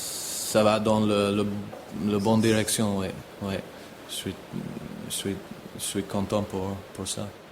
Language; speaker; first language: French; non-native, fluent; English